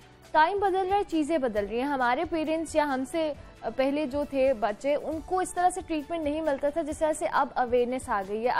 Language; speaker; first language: Urdu; native; Urdu